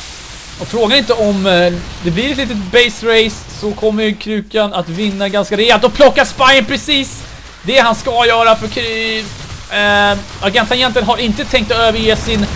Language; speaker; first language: Swedish; native; Swedish